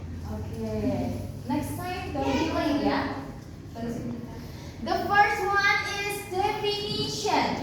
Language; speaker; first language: English; non-native, learner; Indonesian